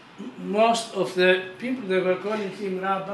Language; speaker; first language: English; non-native, fluent; Greek